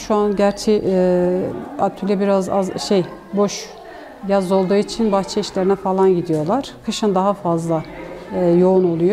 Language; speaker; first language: Turkish; native; Turkish